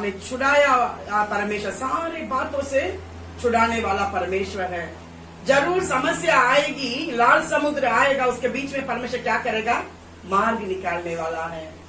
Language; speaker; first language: Hindi; non-native, local second language; Tamil